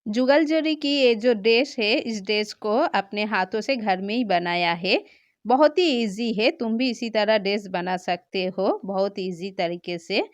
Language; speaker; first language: Hindi; non-native, local second language; Bangla